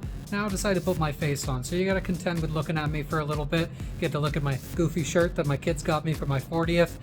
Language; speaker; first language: English; native; English